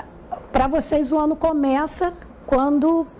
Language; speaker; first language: Portuguese; native; Portuguese